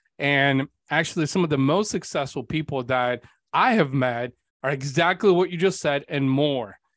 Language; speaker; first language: English; early bilingual, other home language; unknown